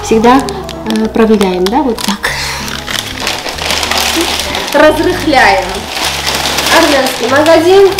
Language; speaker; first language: Russian; non-native, fluent; Armenian